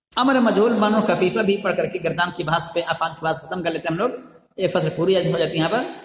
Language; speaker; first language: Urdu; native; Urdu